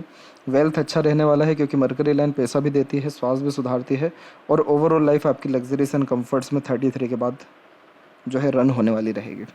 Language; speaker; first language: Hindi; native; Hindi